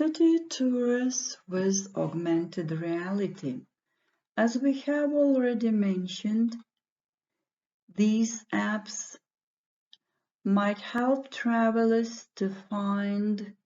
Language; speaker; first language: English; non-native, fluent; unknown